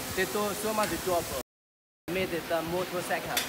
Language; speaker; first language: English; non-native, learner; Chinese